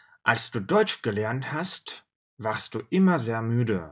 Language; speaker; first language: German; non-native, fluent; Russian